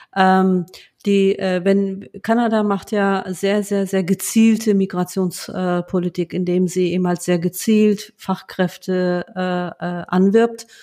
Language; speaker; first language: German; early bilingual, other home language; Turkish